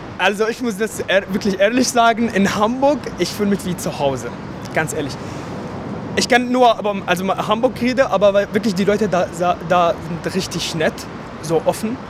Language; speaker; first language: German; non-native, fluent; Arabic